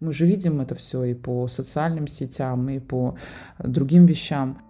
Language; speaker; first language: Russian; native; Russian